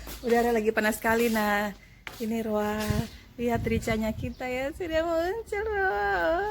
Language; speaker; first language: Indonesian; native; Indonesian